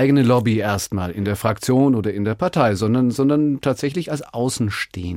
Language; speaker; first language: German; native; German